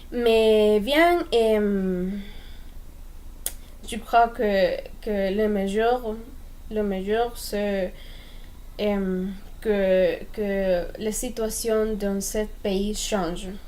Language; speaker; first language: French; non-native, learner; Spanish